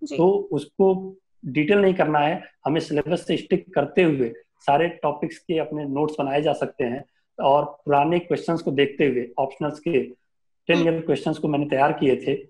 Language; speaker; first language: Hindi; native; Hindi